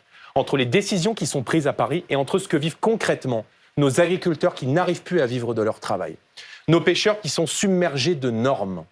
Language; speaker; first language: French; native; French